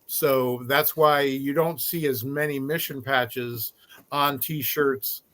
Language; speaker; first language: English; native; English